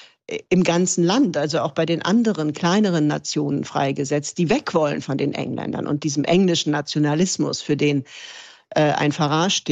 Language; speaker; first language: German; native; German